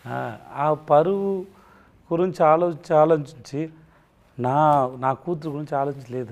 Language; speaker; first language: Telugu; non-native, learner; Tamil